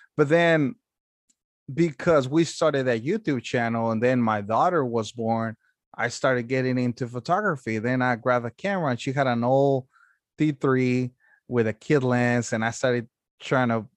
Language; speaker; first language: English; non-native, fluent; Spanish